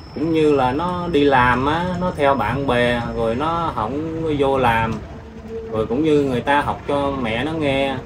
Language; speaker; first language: Vietnamese; non-native, local second language; Khmer